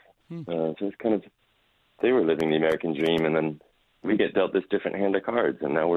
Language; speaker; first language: English; native; English